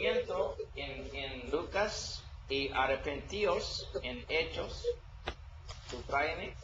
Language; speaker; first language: Spanish; non-native, learner; English